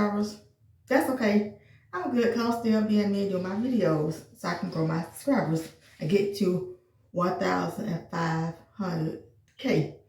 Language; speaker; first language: English; native; English